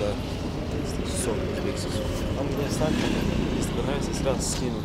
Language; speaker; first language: Russian; non-native, local second language; Uzbek